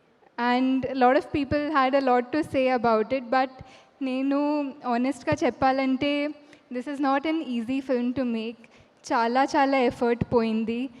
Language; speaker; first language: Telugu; non-native, fluent; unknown